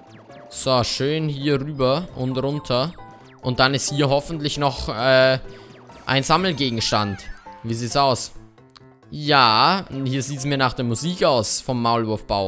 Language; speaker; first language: German; native; German